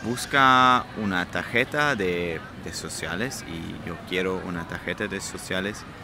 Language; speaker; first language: Spanish; non-native, learner; German